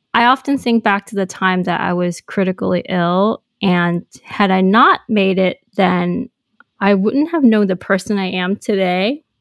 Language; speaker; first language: English; non-native, local second language; Cantonese